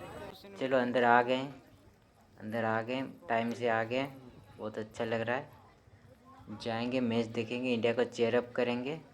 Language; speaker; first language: Hindi; non-native, local second language; Odia